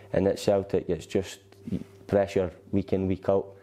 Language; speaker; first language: English; native; English